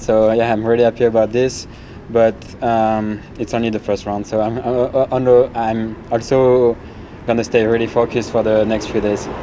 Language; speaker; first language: English; non-native, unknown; French